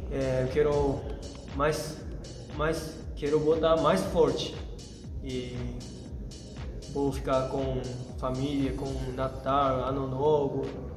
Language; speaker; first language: Portuguese; non-native, learner; Japanese